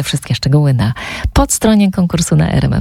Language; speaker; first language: Polish; native; Polish